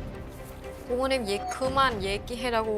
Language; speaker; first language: Korean; non-native, learner; Vietnamese